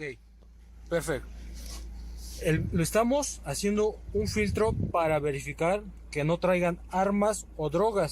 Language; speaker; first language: Spanish; native; Spanish